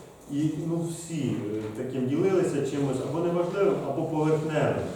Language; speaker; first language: Ukrainian; native; Ukrainian